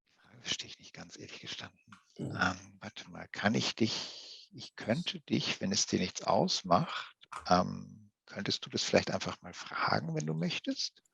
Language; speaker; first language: German; native; German